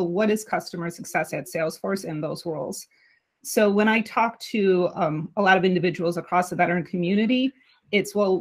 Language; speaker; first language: English; native; English